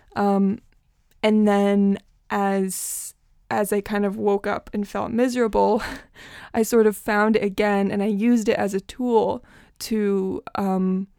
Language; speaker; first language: English; early bilingual, other home language; Portuguese